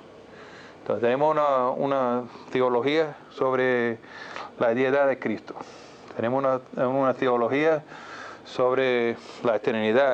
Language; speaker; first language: Spanish; non-native, fluent; English